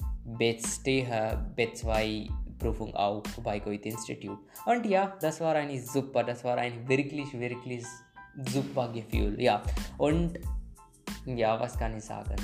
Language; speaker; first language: German; non-native, learner; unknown